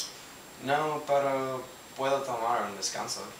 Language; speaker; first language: Spanish; non-native, learner; English